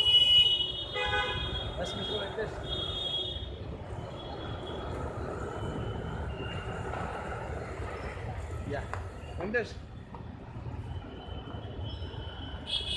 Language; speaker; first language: Hindi; non-native, local second language; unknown